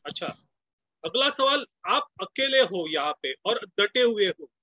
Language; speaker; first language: Hindi; non-native, local second language; Marathi